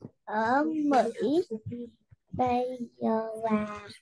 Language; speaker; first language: Vietnamese; early bilingual, heritage; Vietnamese